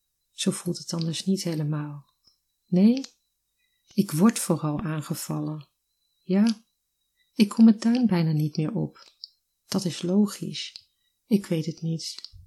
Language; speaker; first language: Dutch; native; Dutch